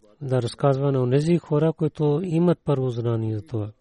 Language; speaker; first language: Bulgarian; non-native, fluent; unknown